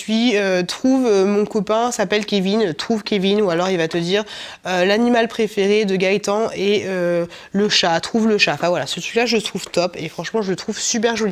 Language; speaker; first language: French; native; French